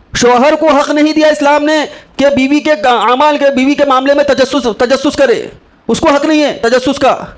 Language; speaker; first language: Urdu; native; Urdu